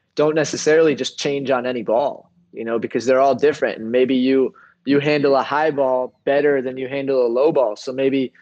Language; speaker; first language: English; native; English